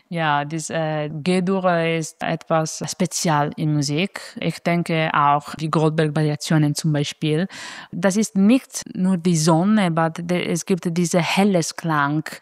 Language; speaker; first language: German; non-native, fluent; Italian